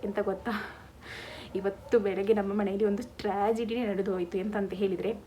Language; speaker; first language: Kannada; non-native, local second language; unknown